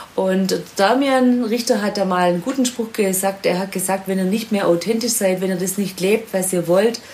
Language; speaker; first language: German; native; German